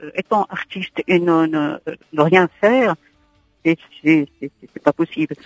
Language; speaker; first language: French; non-native, local second language; Arabic